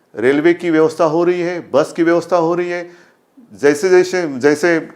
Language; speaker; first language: Hindi; non-native, local second language; Marathi